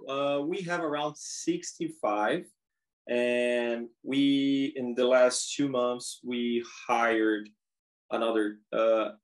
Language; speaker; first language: English; non-native, fluent; Portuguese